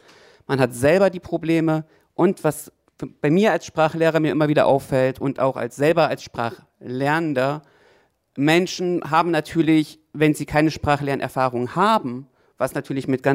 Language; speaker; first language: German; native; German